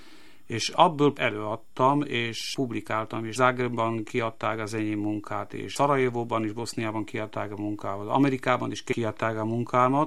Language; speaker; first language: Hungarian; non-native, local second language; Slovak